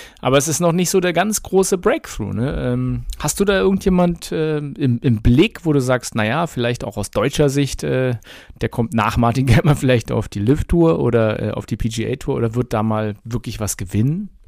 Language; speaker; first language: German; native; German